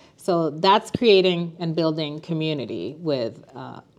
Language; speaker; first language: English; non-native, fluent; Spanish